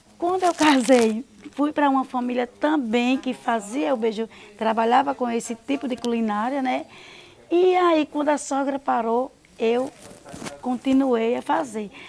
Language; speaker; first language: Portuguese; native; Portuguese